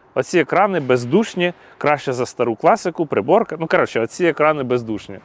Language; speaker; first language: Ukrainian; non-native, local second language; Russian